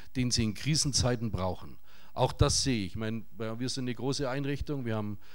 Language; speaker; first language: German; native; German